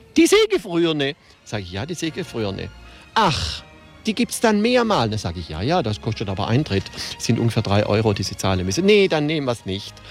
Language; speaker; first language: German; native; German